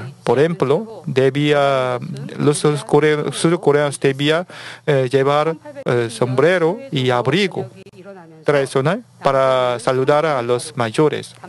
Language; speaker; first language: Spanish; non-native, learner; Korean